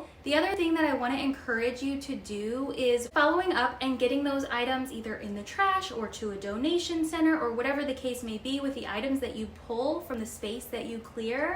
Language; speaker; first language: English; native; English